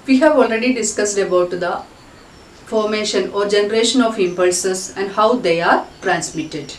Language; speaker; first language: English; non-native, local second language; Malayalam